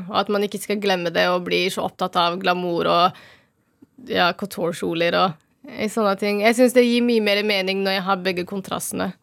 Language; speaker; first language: Norwegian; early bilingual, other home language; Somali